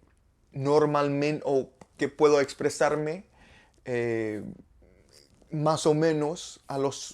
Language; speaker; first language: Spanish; non-native, learner; English